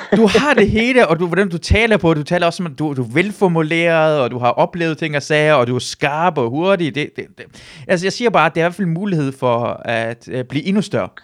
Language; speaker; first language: Danish; early bilingual, other home language; Persian